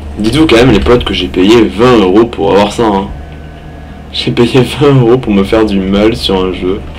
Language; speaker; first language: French; native; French